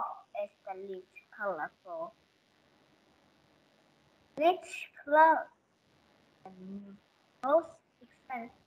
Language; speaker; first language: English; non-native, learner; Korean